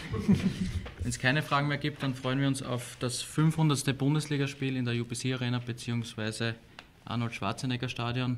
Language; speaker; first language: German; native; German